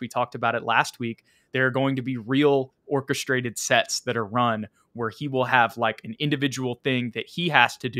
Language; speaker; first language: English; native; English